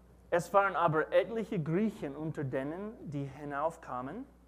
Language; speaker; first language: German; non-native, learner; English